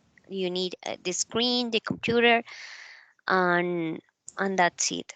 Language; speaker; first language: English; non-native, learner; Spanish